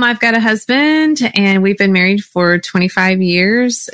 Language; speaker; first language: English; native; English